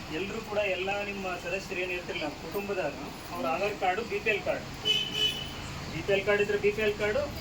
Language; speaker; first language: Kannada; non-native, local second language; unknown